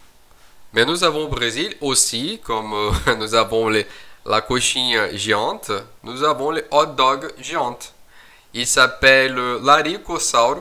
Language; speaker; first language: French; non-native, fluent; Portuguese